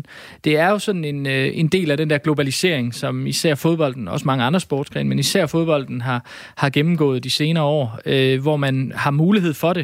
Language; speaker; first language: Danish; native; Danish